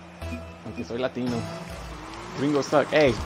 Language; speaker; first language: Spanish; early bilingual, heritage; Spanish